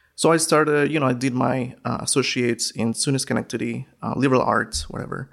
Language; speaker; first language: English; non-native, fluent; Spanish